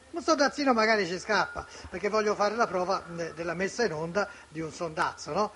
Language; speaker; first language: Italian; native; Italian